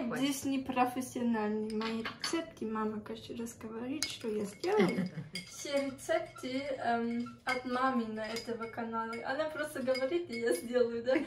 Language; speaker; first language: Russian; early bilingual, heritage; Russian